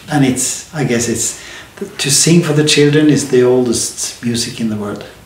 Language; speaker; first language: English; non-native, fluent; Norwegian